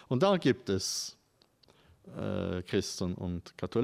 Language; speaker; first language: German; non-native, fluent; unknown